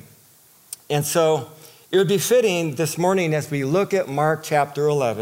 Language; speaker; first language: English; native; English